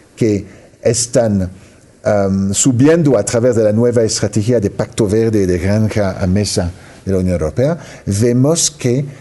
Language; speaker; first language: Spanish; non-native, fluent; French